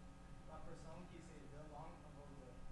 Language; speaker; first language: French; non-native, learner; English